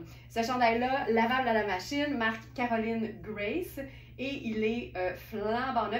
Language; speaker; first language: French; native; French